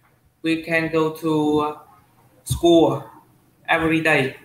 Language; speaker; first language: English; non-native, learner; Vietnamese